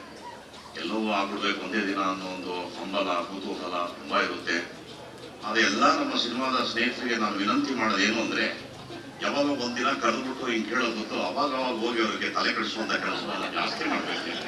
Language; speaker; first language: Kannada; native; Kannada